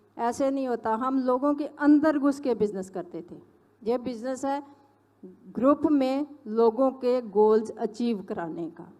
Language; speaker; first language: Hindi; non-native, local second language; Punjabi